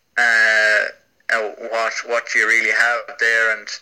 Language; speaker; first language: English; native; English